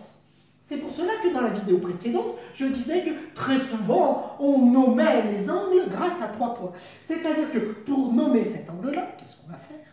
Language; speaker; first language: French; native; French